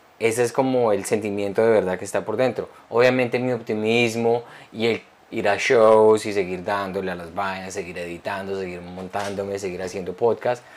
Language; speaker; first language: Spanish; early bilingual, heritage; Spanish